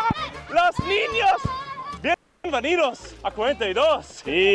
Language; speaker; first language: Spanish; non-native, learner; English